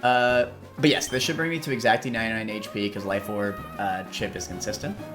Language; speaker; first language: English; native; English